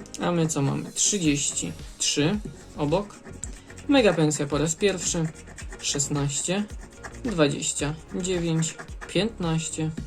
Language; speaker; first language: Polish; native; Polish